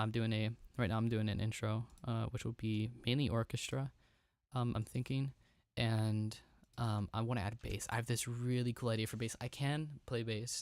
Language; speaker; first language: English; native; English